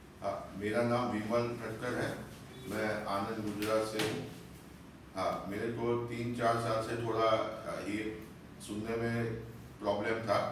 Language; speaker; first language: Hindi; non-native, local second language; Gujarati